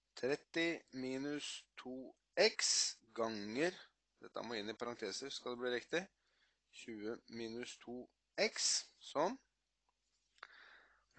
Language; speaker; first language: Norwegian; native; Norwegian